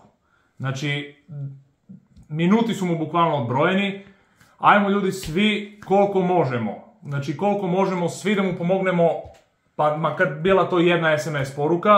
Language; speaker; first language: Serbian; native; Serbian